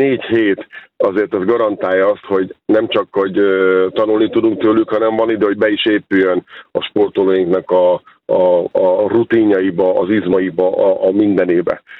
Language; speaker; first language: Hungarian; native; Hungarian